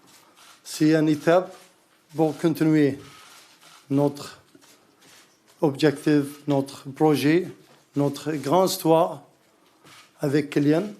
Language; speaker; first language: French; non-native, learner; Arabic